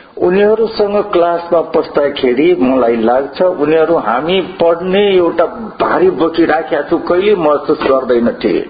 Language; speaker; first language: Nepali; non-native, local second language; Newari